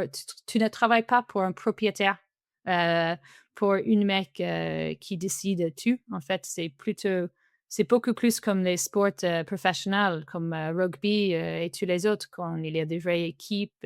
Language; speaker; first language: French; non-native, fluent; English